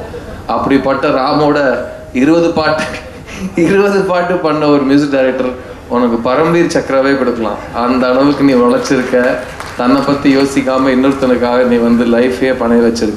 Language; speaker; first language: Tamil; native; Tamil